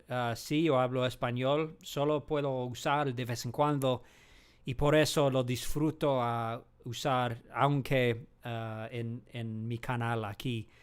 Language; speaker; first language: Spanish; non-native, learner; English